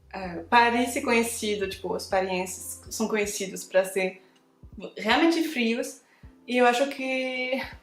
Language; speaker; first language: Portuguese; non-native, fluent; French